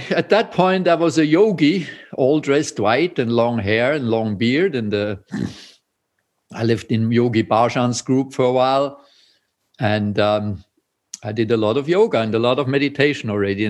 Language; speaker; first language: English; non-native, fluent; German